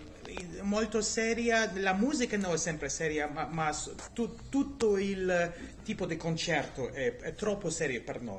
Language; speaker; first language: Italian; non-native, learner; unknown